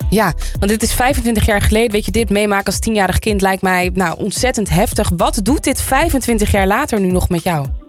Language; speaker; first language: Dutch; native; Dutch